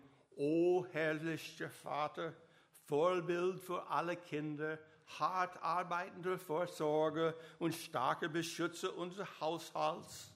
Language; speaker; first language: German; non-native, learner; English